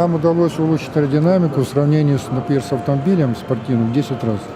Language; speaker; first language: Russian; native; Russian